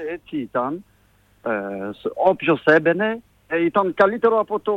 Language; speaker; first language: Greek; non-native, fluent; French